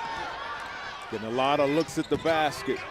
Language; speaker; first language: English; native; English